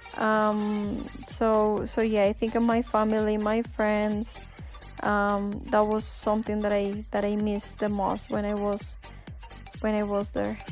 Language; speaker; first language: English; non-native, fluent; Spanish